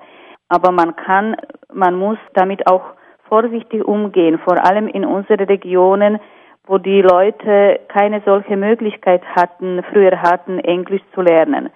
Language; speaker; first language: German; non-native, fluent; Slovak